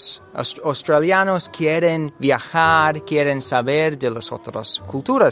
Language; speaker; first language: Spanish; non-native, learner; English